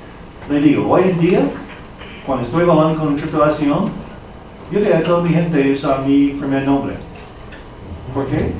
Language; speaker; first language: Spanish; non-native, fluent; English